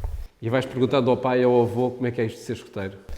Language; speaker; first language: Portuguese; native; Portuguese